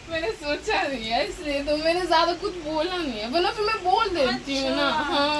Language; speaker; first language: Hindi; early bilingual, other home language; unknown